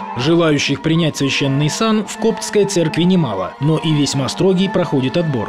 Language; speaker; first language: Russian; native; Russian